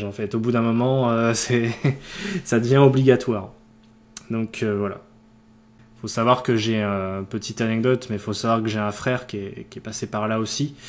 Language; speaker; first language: French; native; French